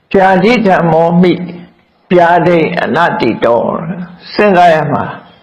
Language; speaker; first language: Burmese; native; Burmese